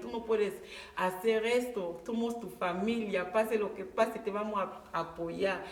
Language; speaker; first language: Spanish; non-native, local second language; Fang